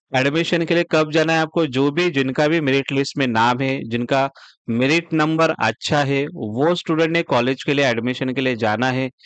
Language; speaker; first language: Hindi; non-native, local second language; Marathi